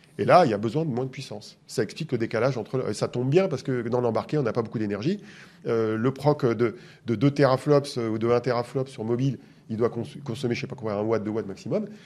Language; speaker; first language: French; native; French